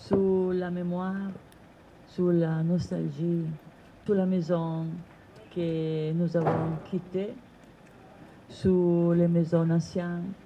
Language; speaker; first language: French; non-native, fluent; Italian